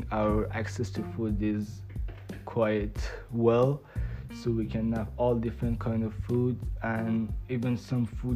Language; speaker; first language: English; non-native, fluent; Persian